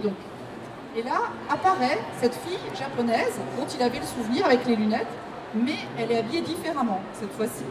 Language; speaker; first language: French; non-native, fluent; Japanese